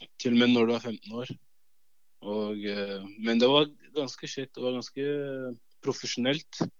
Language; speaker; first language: Norwegian; early bilingual, other home language; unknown